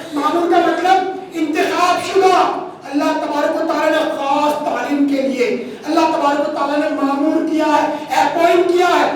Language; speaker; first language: Urdu; non-native, local second language; Gujarati